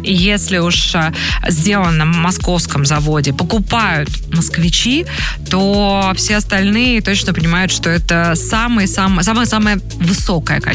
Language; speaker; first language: Russian; native; Russian